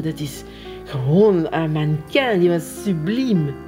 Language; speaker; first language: Dutch; non-native, fluent; French